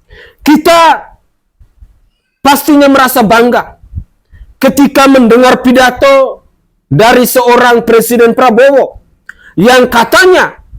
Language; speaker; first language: Indonesian; native; Indonesian